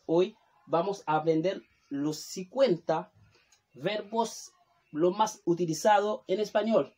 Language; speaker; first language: Spanish; non-native, fluent; Haitian Creole